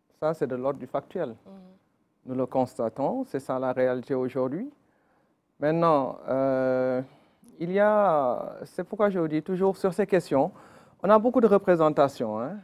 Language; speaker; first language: French; non-native, local second language; Wolof